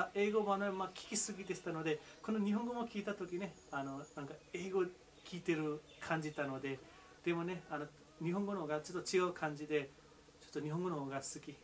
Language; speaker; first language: Japanese; non-native, fluent; Nepali